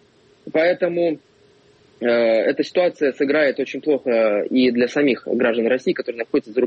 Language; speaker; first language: Russian; native; Russian